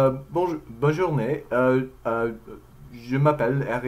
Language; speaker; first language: French; non-native, learner; English